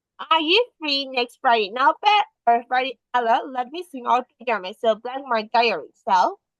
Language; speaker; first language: English; non-native, fluent; Burmese